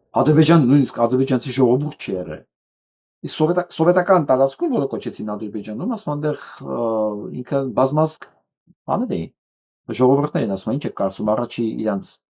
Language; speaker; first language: Armenian; native; Armenian